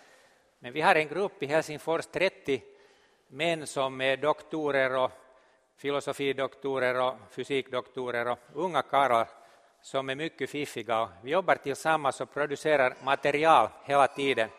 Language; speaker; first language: Swedish; non-native, local second language; Finnish